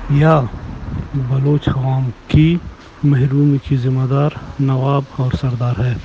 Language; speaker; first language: Urdu; non-native, local second language; Baluchi